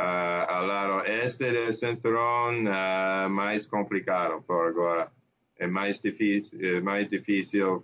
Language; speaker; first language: Portuguese; non-native, learner; English